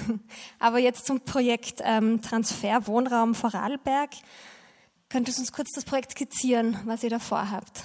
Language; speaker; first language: German; native; German